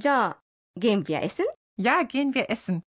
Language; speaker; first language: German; non-native, fluent; Japanese